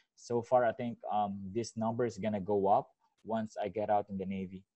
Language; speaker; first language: English; non-native, local second language; Filipino